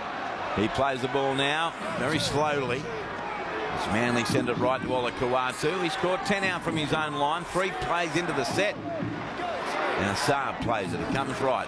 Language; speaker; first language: English; native; English